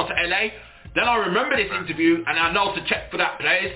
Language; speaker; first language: English; native; English